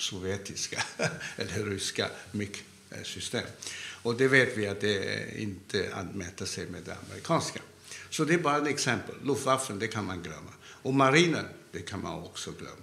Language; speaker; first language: Swedish; non-native, fluent; Cantonese